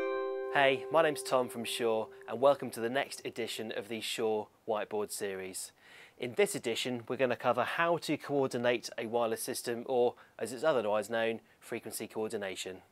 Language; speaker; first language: English; native; English